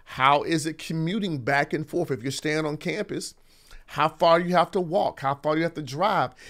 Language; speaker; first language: English; native; English